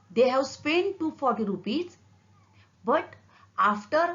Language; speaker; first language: English; non-native, local second language; Marathi